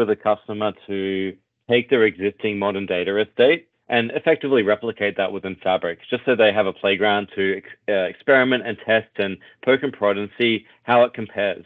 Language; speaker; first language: English; native; English